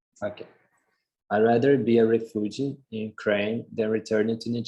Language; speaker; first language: English; non-native, learner; Portuguese